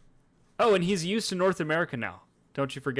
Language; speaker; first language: English; native; English